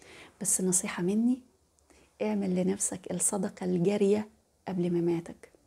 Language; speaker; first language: Arabic; native; Arabic